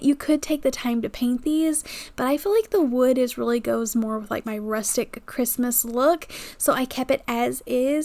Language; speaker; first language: English; native; English